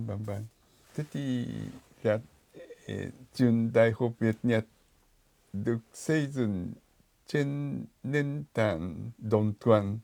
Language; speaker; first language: Vietnamese; non-native, fluent; Japanese